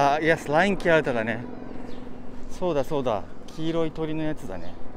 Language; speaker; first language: Japanese; native; Japanese